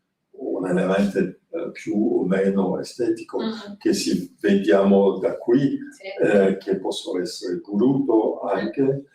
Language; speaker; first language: Italian; non-native, learner; French